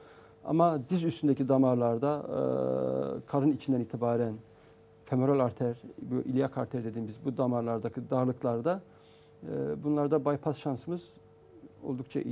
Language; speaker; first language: Turkish; native; Turkish